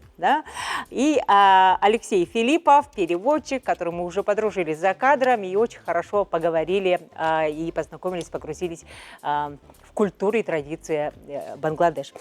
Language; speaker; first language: Russian; native; Russian